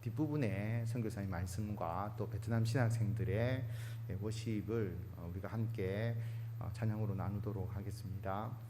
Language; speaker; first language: Korean; native; Korean